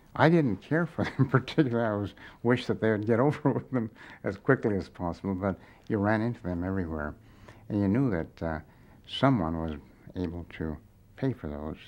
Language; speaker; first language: English; native; English